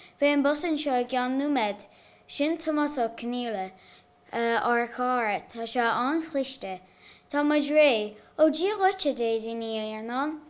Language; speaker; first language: Irish; native; Irish